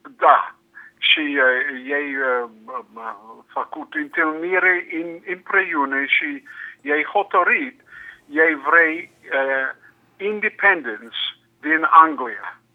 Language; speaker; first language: Romanian; non-native, learner; English